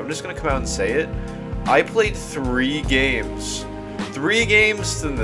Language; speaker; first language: English; native; English